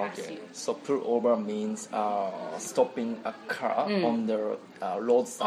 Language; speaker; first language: English; non-native, learner; Japanese